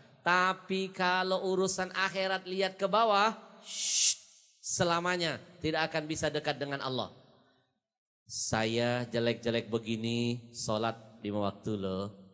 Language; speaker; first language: Indonesian; native; Indonesian